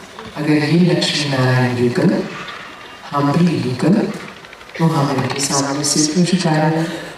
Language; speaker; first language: Hindi; native; Hindi